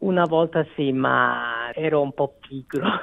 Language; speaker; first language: Italian; non-native, fluent; Korean